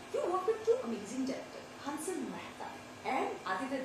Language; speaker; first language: English; non-native, local second language; Hindi